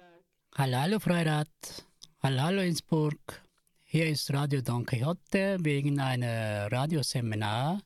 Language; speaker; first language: German; non-native, learner; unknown